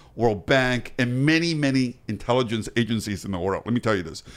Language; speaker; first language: English; early bilingual, other home language; Chinese